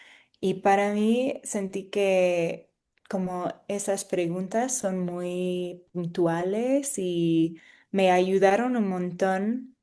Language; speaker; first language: Spanish; non-native, fluent; English